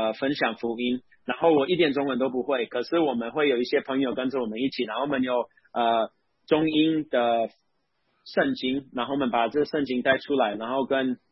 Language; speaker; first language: Chinese; non-native, fluent; English